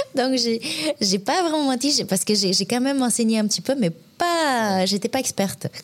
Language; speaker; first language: French; non-native, fluent; Bulgarian